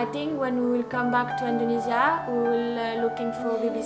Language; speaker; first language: English; non-native, learner; French